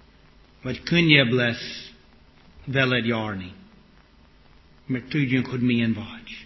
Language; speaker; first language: Hungarian; non-native, fluent; English